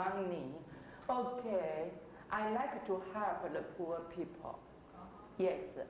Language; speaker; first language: English; non-native, fluent; Chinese